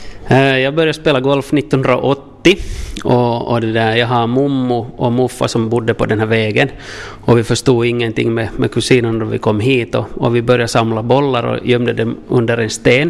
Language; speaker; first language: Swedish; native; Swedish